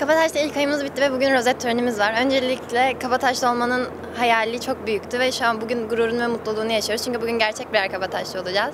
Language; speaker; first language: Turkish; native; Turkish